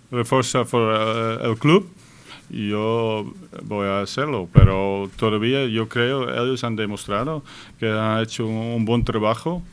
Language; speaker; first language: Spanish; non-native, fluent; Dutch